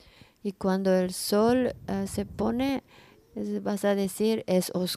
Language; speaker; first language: Spanish; non-native, learner; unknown